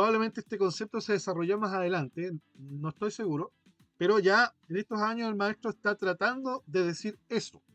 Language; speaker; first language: Spanish; native; Spanish